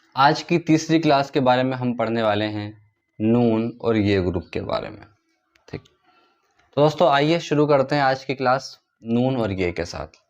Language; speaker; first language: Hindi; native; Hindi